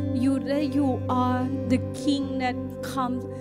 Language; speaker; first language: English; non-native, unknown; Thai